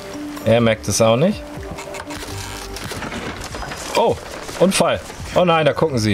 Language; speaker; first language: German; native; German